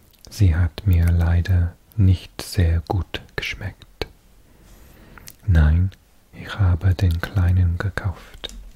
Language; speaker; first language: German; non-native, learner; Welsh